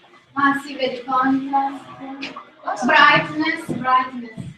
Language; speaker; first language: Italian; native; Italian